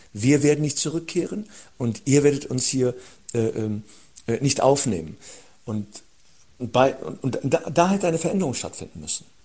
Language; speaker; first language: German; early bilingual, other home language; Turkish